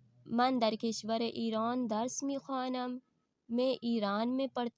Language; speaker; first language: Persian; non-native, learner; Urdu